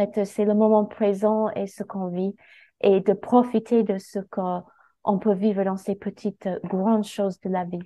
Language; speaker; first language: French; non-native, fluent; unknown